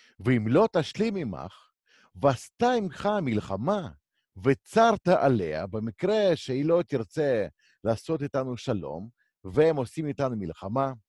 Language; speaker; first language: Hebrew; native; Hebrew